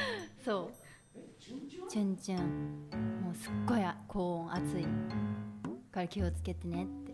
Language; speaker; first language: Japanese; native; Japanese